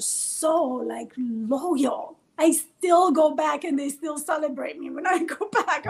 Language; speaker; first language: English; non-native, fluent; Persian